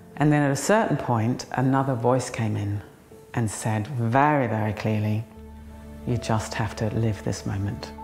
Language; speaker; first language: English; native; English